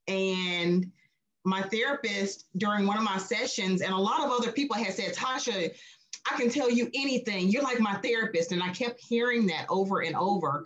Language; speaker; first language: English; native; English